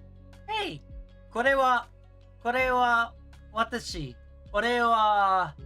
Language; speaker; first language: Japanese; non-native, learner; English